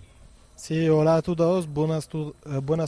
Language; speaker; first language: Spanish; non-native, learner; French